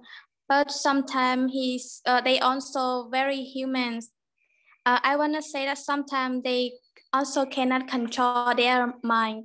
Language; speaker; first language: English; non-native, learner; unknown